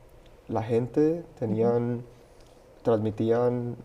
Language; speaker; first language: Spanish; early bilingual, heritage; Spanish